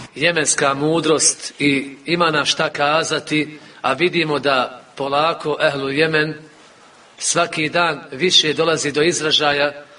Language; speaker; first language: Bosnian; native; Bosnian